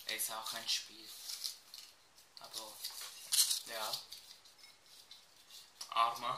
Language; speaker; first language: German; early bilingual, other home language; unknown